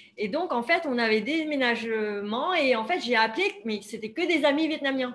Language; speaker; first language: French; non-native, fluent; Vietnamese